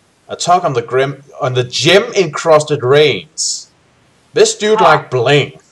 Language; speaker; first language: English; native; English